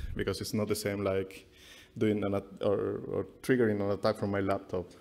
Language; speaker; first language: English; non-native, fluent; Spanish